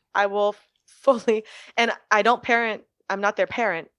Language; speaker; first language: English; early bilingual, other home language; French